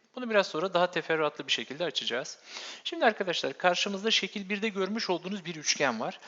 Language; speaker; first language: Turkish; native; Turkish